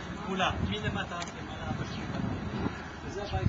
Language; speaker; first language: Hebrew; non-native, fluent; Ladino